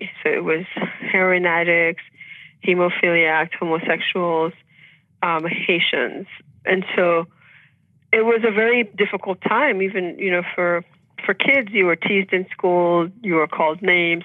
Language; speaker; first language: English; early bilingual, other home language; Haitian Creole